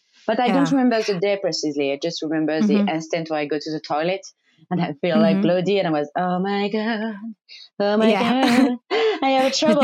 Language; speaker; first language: English; non-native, learner; French